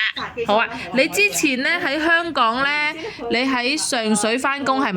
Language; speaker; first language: Cantonese; native; Cantonese